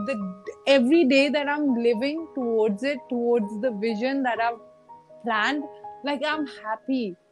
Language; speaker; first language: English; early bilingual, other home language; Punjabi